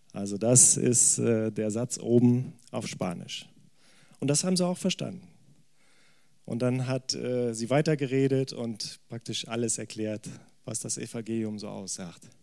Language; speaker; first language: German; native; German